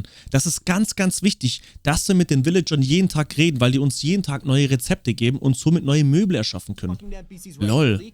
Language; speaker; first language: German; native; German